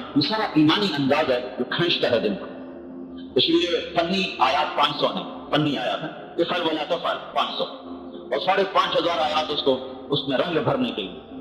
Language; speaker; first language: Urdu; non-native, local second language; Saraiki